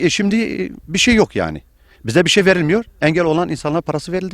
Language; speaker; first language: Turkish; non-native, local second language; Kurdish